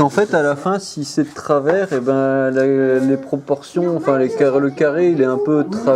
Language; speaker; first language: French; native; French